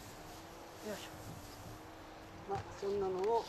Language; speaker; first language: Japanese; native; Japanese